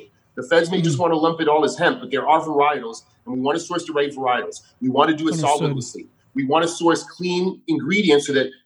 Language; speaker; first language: English; native; English